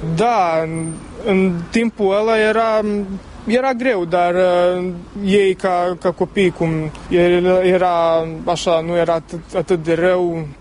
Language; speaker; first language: Romanian; early bilingual, heritage; Romanian